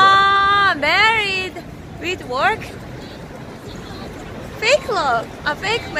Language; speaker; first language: English; non-native, learner; Korean